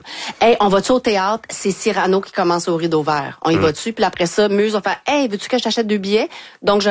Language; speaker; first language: French; native; French